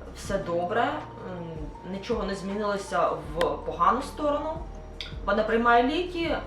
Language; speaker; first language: Ukrainian; non-native, local second language; Russian